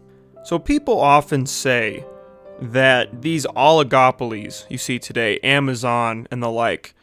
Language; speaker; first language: English; native; English